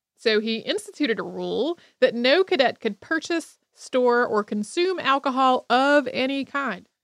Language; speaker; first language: English; native; English